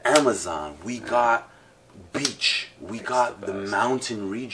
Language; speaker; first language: English; native; English